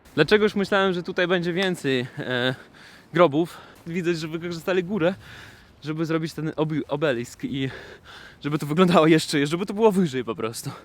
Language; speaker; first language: Polish; non-native, fluent; Russian